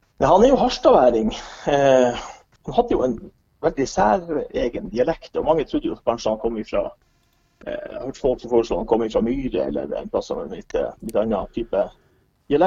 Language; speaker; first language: Norwegian; native; Norwegian